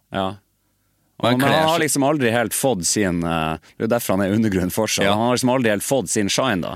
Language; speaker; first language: Norwegian; native; Norwegian